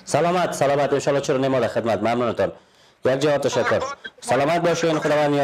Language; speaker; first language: Persian; native; Persian